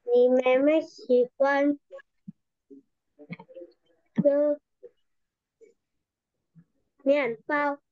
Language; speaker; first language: Chinese; non-native, learner; Indonesian